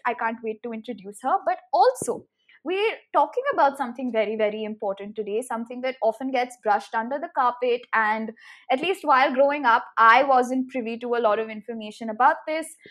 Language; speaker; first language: English; non-native, local second language; Hindi